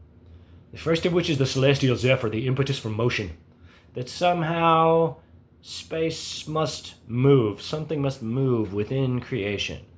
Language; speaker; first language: English; native; English